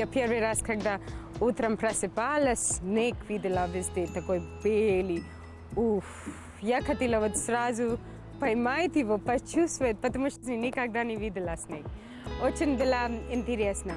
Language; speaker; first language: Russian; non-native, fluent; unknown